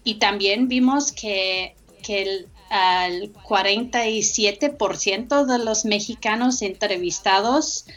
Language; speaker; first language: Spanish; non-native, fluent; English